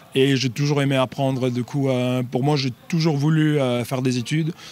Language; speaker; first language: French; non-native, fluent; English